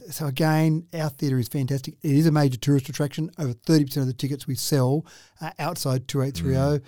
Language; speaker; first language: English; native; English